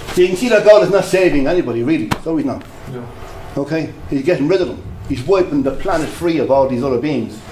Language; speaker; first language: English; native; English